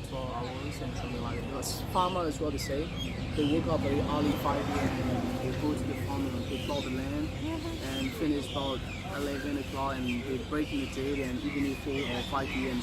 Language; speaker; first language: English; non-native, learner; Burmese